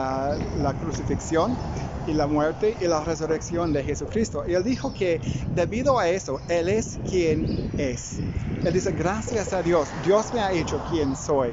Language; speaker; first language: Spanish; non-native, fluent; English